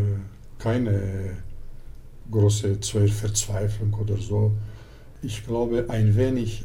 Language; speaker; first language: German; early bilingual, other home language; Turkish